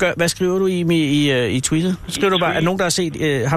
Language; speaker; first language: Danish; native; Danish